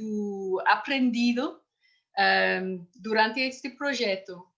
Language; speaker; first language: Portuguese; non-native, fluent; English